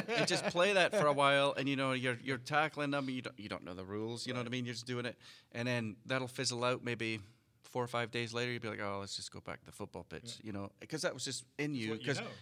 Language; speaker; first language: English; native; English